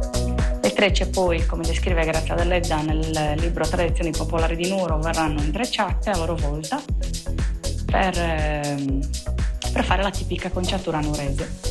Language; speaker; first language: Italian; native; Italian